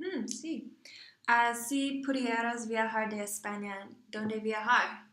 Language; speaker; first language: Spanish; non-native, learner; English